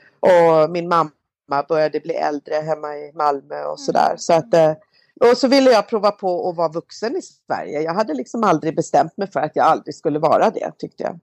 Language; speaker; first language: Swedish; native; Swedish